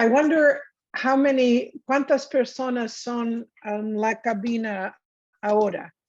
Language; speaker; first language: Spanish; non-native, learner; English